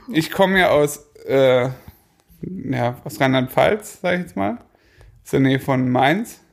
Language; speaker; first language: German; native; German